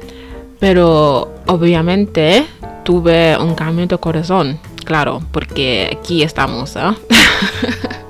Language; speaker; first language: Spanish; non-native, fluent; English